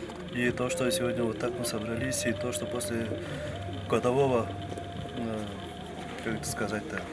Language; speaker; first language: Russian; non-native, local second language; Tuvinian